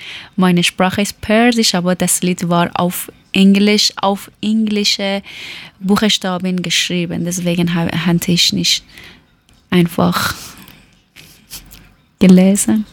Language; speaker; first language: German; non-native, learner; Persian